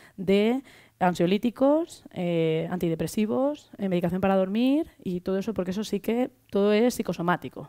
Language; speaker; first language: Spanish; native; Spanish